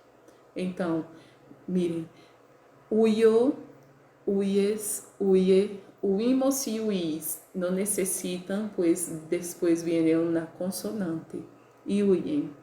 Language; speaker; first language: Spanish; non-native, learner; Portuguese